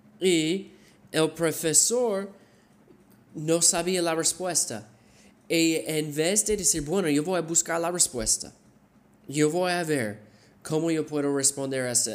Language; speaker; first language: Spanish; non-native, fluent; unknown